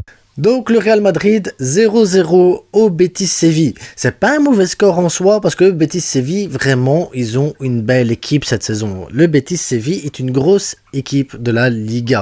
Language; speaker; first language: French; native; French